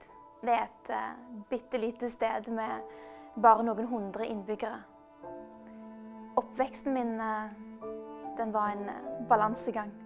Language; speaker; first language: Norwegian; early bilingual, other home language; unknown